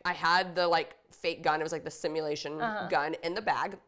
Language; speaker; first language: English; native; English